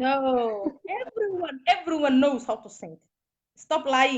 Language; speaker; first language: English; non-native, learner; Somali